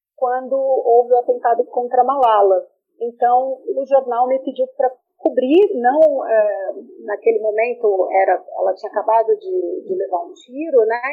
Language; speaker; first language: Portuguese; native; Portuguese